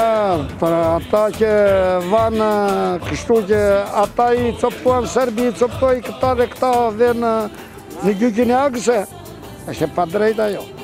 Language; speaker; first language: Albanian; native; Albanian